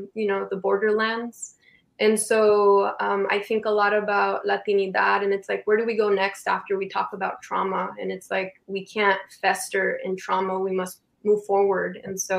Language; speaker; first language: English; native; English